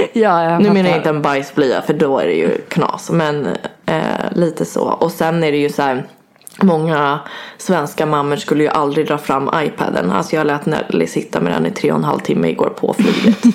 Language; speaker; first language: Swedish; native; Swedish